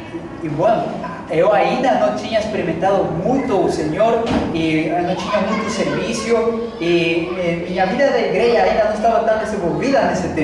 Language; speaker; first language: Portuguese; non-native, fluent; Spanish